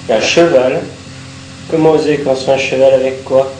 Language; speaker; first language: French; native; French